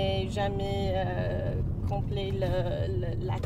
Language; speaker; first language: French; non-native, learner; English